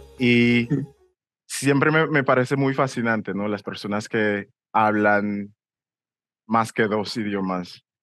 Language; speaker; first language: Spanish; non-native, fluent; English